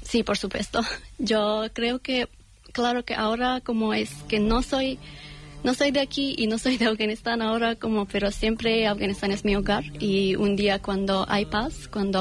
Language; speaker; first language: Spanish; non-native, fluent; Persian